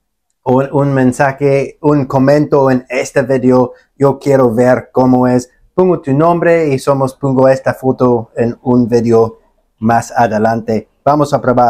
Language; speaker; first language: Spanish; non-native, learner; English